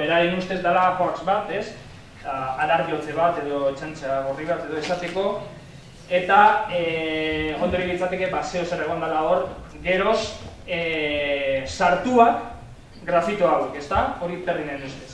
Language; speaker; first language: Basque; early bilingual, heritage; Basque